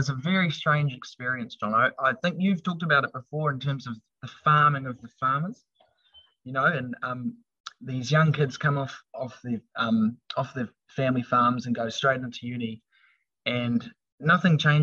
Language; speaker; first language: English; native; English